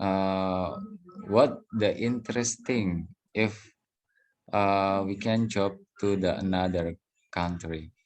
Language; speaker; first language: English; non-native, learner; Indonesian